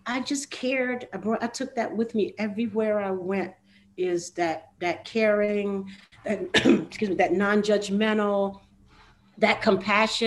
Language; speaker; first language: English; native; English